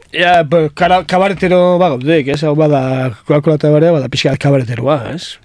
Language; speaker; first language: Basque; native; Basque